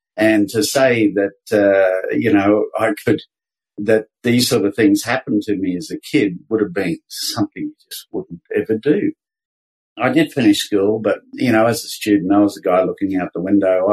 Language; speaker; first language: English; native; English